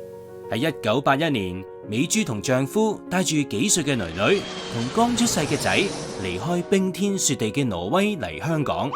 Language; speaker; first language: Cantonese; native; Cantonese